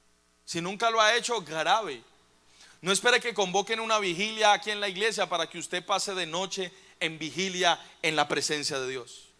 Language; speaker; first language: Spanish; native; Spanish